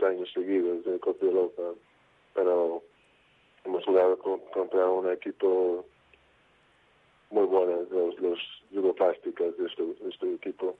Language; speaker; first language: Spanish; non-native, fluent; English